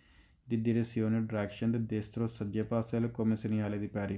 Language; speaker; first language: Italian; non-native, fluent; Punjabi